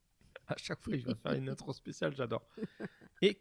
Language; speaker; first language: French; native; French